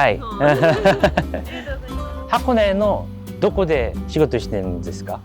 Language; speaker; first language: Japanese; non-native, learner; English